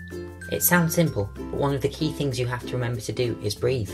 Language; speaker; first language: English; native; English